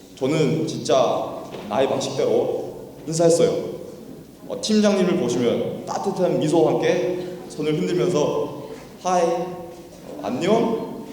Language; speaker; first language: Korean; non-native, fluent; Chinese